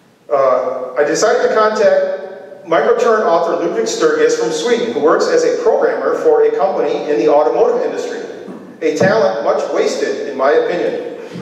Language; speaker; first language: English; native; English